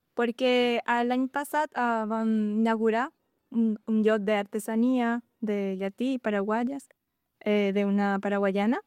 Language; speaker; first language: Catalan; non-native, learner; Guarani